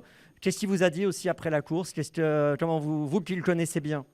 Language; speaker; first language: French; native; French